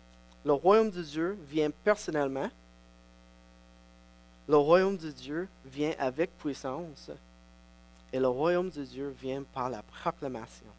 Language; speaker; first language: French; non-native, local second language; English